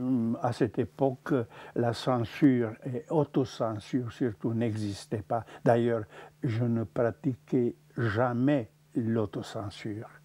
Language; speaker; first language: French; non-native, fluent; Czech